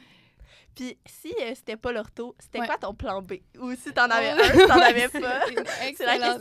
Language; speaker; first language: French; native; French